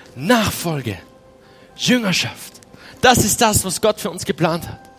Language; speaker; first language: German; native; German